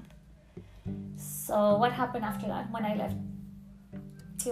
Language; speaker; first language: English; non-native, fluent; Spanish